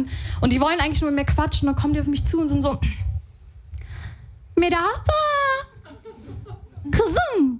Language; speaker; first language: German; early bilingual, other home language; Arabic